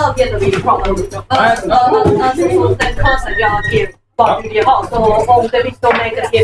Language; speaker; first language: Swedish; non-native, learner; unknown